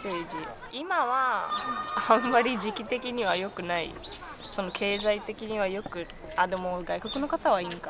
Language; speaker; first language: Japanese; non-native, local second language; Portuguese